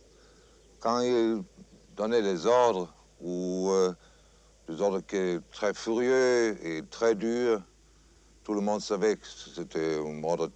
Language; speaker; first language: French; non-native, fluent; German